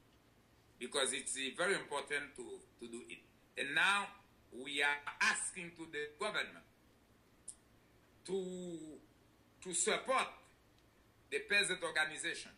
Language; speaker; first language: English; non-native, learner; Haitian Creole